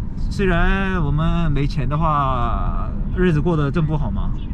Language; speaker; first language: Chinese; early bilingual, other home language; Korean